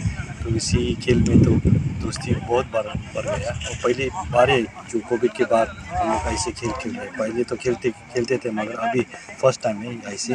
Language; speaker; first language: Hindi; non-native, fluent; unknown